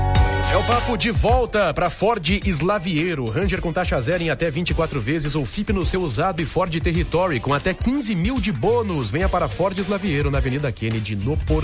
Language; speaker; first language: Portuguese; native; Portuguese